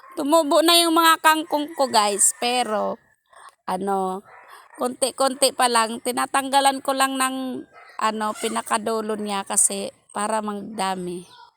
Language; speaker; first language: Filipino; non-native, local second language; Hiligaynon